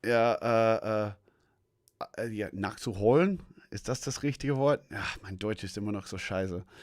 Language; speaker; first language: German; non-native, fluent; English